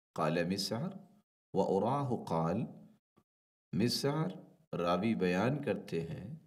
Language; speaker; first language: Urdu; native; Urdu